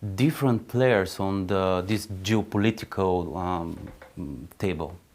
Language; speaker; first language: English; non-native, fluent; Bulgarian